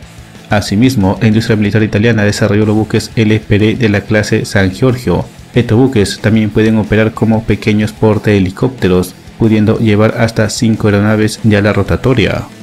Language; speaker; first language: Spanish; native; Spanish